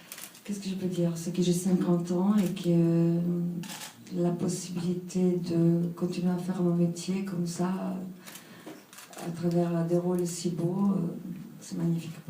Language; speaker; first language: French; non-native, fluent; Italian